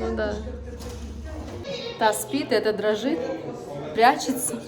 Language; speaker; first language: Russian; native; Russian